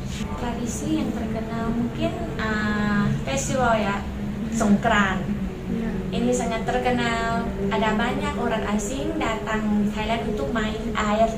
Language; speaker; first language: Indonesian; non-native, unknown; Thai